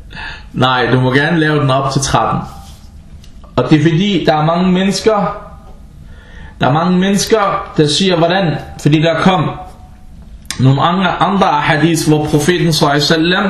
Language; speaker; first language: Danish; non-native, fluent; Arabic